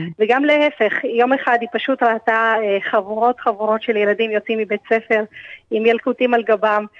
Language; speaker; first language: Hebrew; early bilingual, other home language; Russian